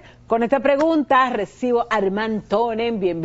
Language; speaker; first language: Spanish; native; Spanish